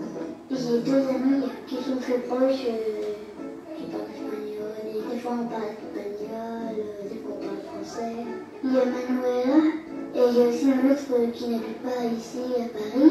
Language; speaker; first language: French; early bilingual, other home language; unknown